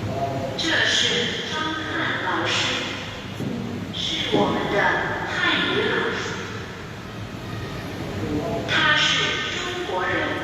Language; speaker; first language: Chinese; non-native, learner; Indonesian